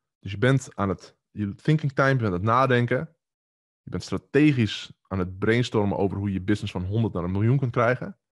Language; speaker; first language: Dutch; native; Dutch